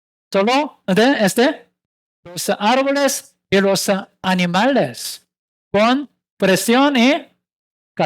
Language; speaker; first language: Spanish; non-native, learner; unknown